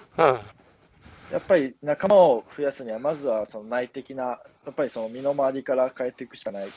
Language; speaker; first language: Japanese; native; Japanese